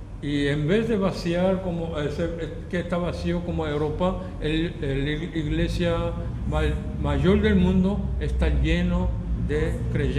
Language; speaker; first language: Spanish; non-native, fluent; Korean